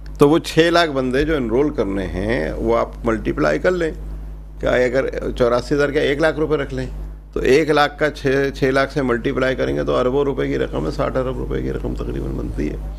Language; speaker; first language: Urdu; native; Urdu